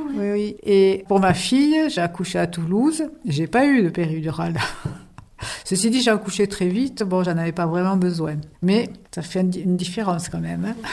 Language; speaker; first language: French; native; French